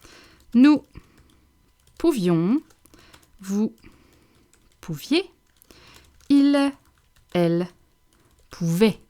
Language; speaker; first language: French; non-native, fluent; English